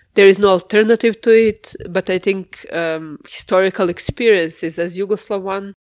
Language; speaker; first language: English; non-native, fluent; Serbian